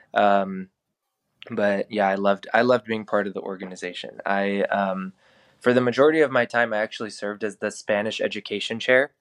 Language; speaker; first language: English; early bilingual, other home language; Spanish